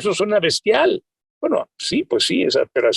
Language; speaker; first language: Spanish; native; Spanish